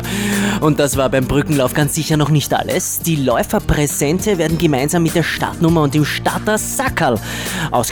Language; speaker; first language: German; native; German